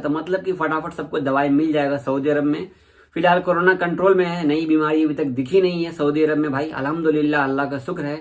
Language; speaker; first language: Hindi; native; Hindi